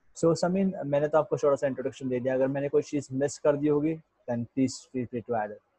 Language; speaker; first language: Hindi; native; Hindi